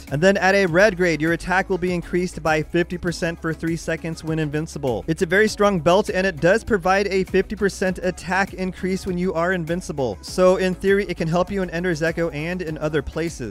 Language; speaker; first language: English; native; English